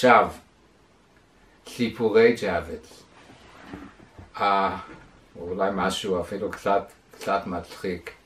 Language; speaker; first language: Hebrew; non-native, fluent; English